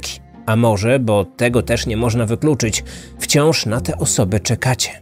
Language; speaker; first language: Polish; native; Polish